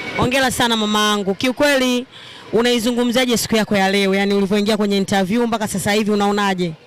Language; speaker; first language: Swahili; native; Swahili